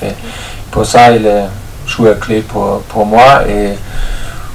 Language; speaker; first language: French; non-native, fluent; German